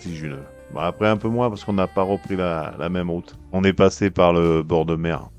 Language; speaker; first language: French; native; French